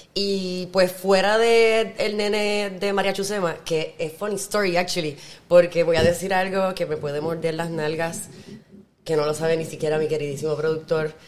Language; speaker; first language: Spanish; native; Spanish